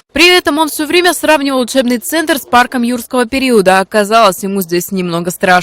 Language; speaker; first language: Russian; native; Russian